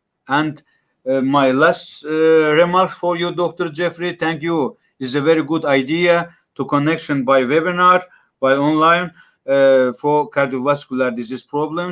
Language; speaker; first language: English; non-native, learner; Russian